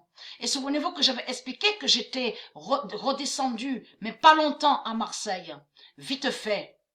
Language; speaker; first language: French; native; French